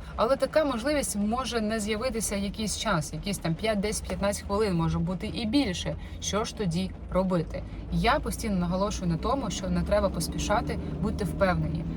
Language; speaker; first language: Ukrainian; non-native, local second language; Russian